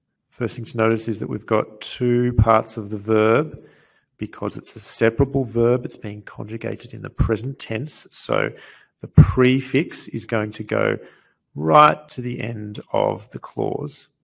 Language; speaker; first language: English; native; English